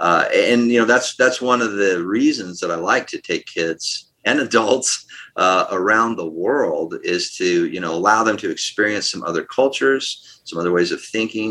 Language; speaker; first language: English; native; English